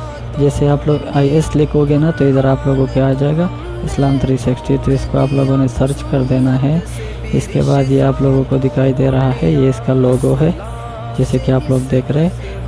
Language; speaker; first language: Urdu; non-native, local second language; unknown